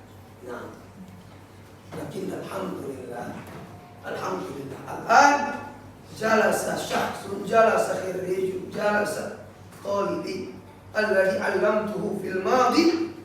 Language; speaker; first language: Arabic; non-native, learner; Indonesian